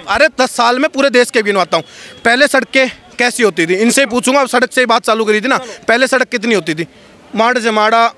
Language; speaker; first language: Hindi; native; Hindi